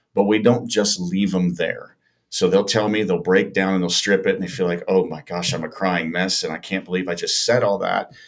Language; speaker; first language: English; native; English